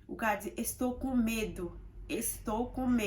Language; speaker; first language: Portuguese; non-native, fluent; Haitian Creole